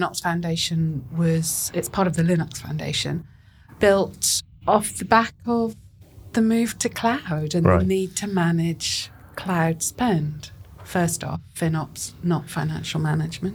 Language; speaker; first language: English; native; English